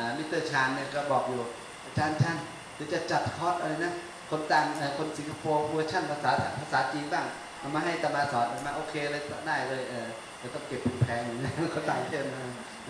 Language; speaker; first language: Thai; native; Thai